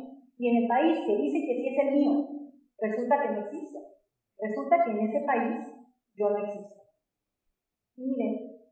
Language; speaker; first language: Spanish; native; Spanish